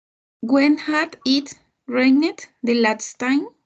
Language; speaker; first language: English; non-native, learner; Spanish